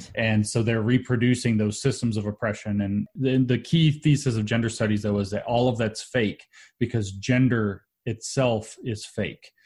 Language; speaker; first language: English; native; English